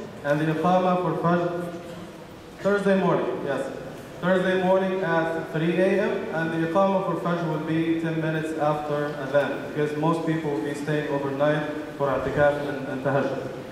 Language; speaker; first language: English; non-native, fluent; Arabic